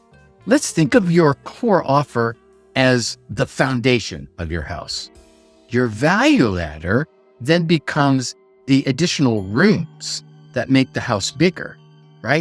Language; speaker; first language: English; native; English